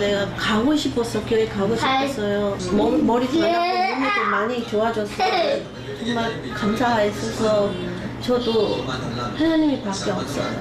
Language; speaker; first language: Korean; non-native, learner; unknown